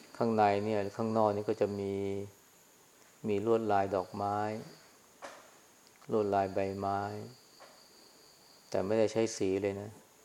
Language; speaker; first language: Thai; native; Thai